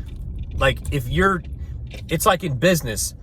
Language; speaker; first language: English; native; English